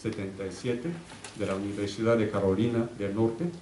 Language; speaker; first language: Spanish; native; Spanish